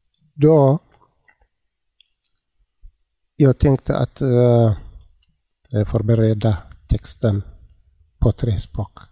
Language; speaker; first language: Swedish; non-native, learner; Tigrinya